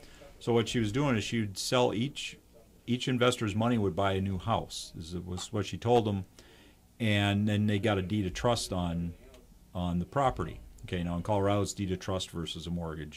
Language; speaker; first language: English; native; English